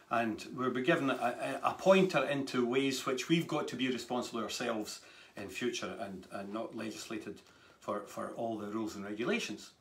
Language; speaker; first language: English; native; English